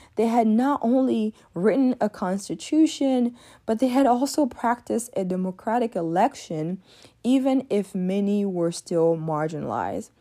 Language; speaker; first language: English; early bilingual, other home language; French